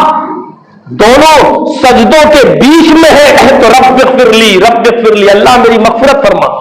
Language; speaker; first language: Urdu; native; Urdu